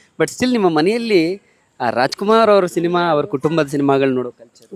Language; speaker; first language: Kannada; native; Kannada